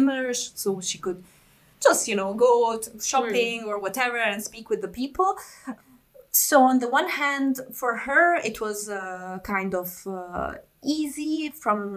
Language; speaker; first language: English; non-native, fluent; Italian